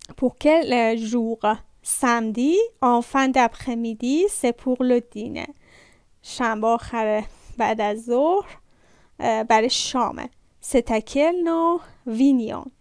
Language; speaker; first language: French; non-native, fluent; Persian